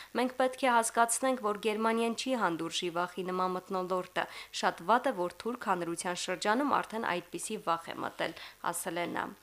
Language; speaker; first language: Armenian; native; Armenian